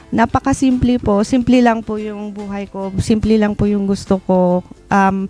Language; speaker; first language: Filipino; native; Filipino